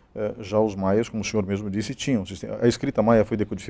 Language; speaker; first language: Portuguese; native; Portuguese